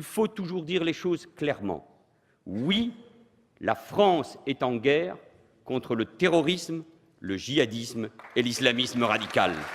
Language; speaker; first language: French; native; French